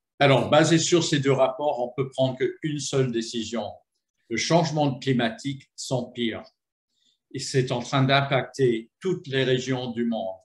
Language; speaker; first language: French; non-native, fluent; English